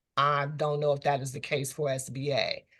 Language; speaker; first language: English; native; English